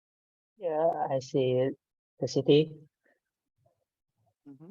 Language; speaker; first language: English; non-native, learner; Vietnamese